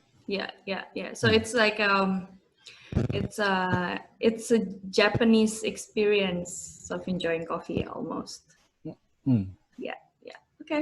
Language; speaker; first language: English; non-native, fluent; Indonesian